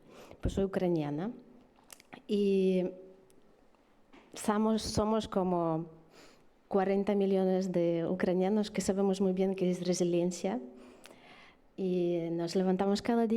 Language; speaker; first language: Spanish; non-native, fluent; Ukrainian